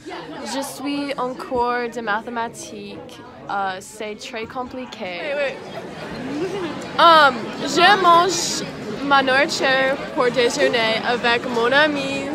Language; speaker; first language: French; non-native, learner; English